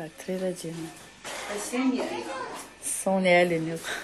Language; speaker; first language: Polish; non-native, learner; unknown